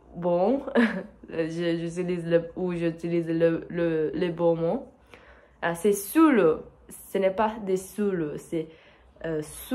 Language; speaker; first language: French; non-native, fluent; Portuguese